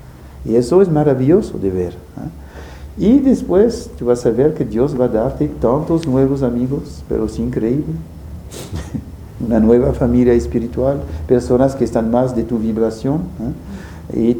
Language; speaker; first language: Spanish; non-native, fluent; French